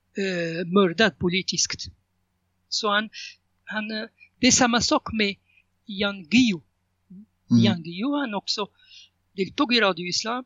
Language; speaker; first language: Swedish; non-native, fluent; Arabic